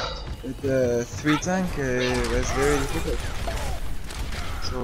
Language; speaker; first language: English; non-native, learner; French